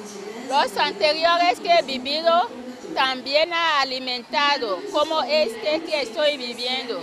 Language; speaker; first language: Spanish; non-native, fluent; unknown